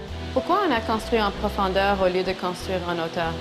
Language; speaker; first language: French; native; French